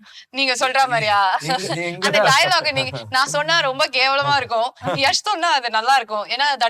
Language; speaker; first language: Tamil; native; Tamil